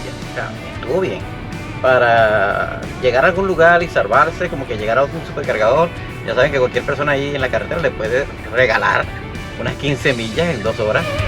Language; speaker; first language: Spanish; native; Spanish